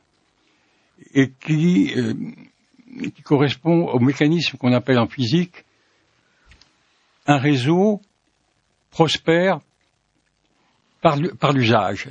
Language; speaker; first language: French; native; French